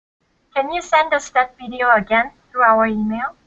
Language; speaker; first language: English; non-native, learner; Korean